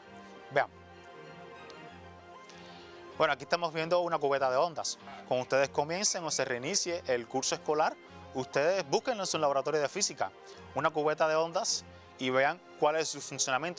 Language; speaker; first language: Spanish; native; Spanish